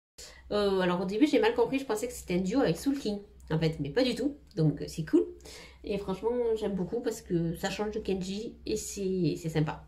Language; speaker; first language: French; native; French